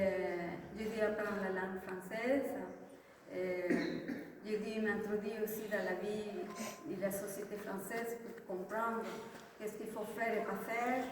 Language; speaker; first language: French; non-native, fluent; Spanish